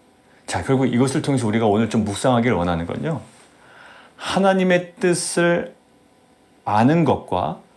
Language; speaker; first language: Korean; native; Korean